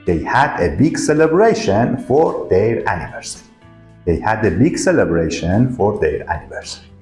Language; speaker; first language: English; non-native, fluent; Persian